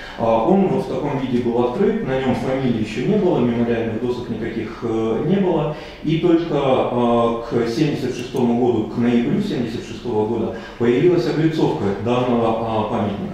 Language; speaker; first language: Russian; native; Russian